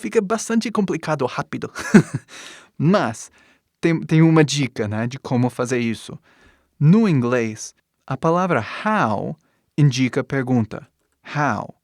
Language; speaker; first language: Portuguese; non-native, fluent; English